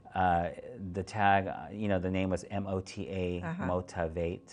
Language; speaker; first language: English; native; English